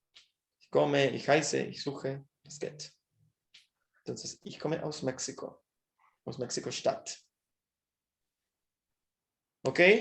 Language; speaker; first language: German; non-native, fluent; Spanish